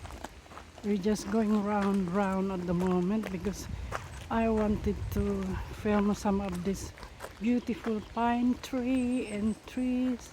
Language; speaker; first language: English; non-native, fluent; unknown